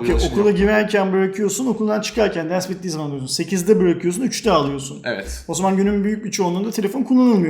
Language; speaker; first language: Turkish; native; Turkish